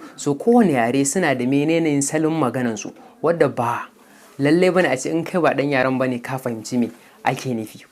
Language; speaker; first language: Hausa; native; Hausa